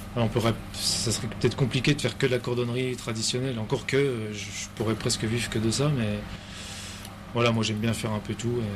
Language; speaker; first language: French; native; French